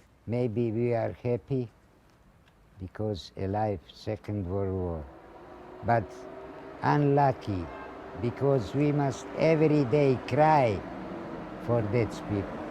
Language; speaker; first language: English; non-native, learner; Ladino